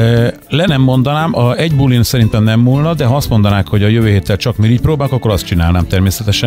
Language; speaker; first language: Hungarian; native; Hungarian